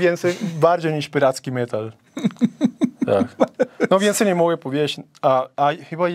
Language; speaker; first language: Polish; non-native, fluent; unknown